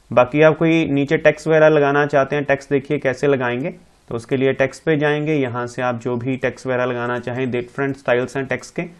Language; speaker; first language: Hindi; non-native, local second language; Punjabi